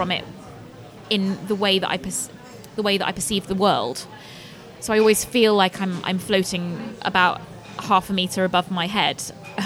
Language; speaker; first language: English; native; English